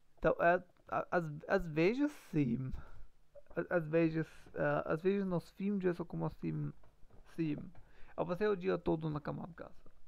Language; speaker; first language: Portuguese; non-native, learner; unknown